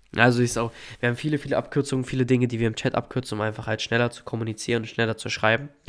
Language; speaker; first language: German; native; German